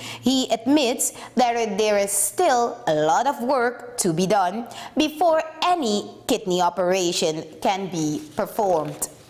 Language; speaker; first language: English; non-native, fluent; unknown